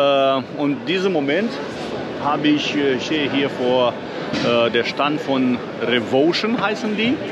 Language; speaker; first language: German; non-native, fluent; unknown